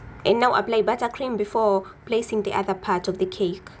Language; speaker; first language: English; non-native, local second language; Swahili